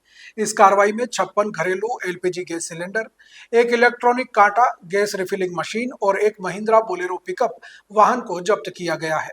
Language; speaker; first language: Hindi; native; Hindi